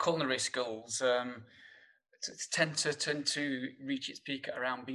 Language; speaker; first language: English; native; English